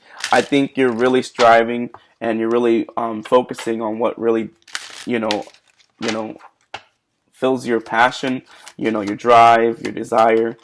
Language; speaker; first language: English; native; English